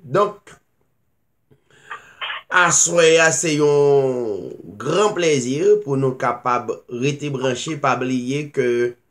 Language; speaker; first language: French; non-native, local second language; Haitian Creole